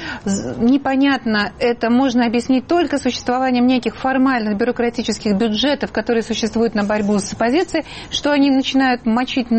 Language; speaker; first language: Russian; native; Russian